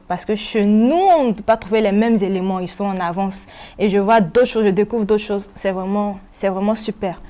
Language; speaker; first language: French; non-native, local second language; Malagasy